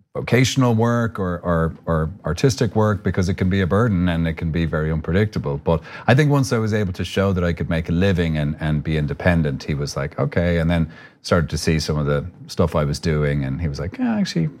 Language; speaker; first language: English; native; English